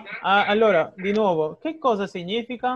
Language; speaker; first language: Italian; non-native, fluent; Spanish